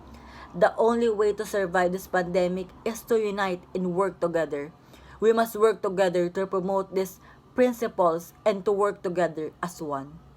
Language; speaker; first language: English; non-native, local second language; Filipino